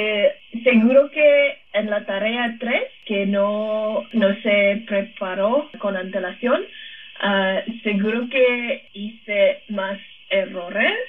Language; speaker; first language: Spanish; non-native, fluent; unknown